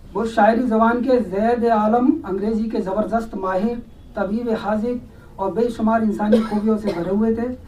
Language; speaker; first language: Urdu; non-native, local second language; Hindi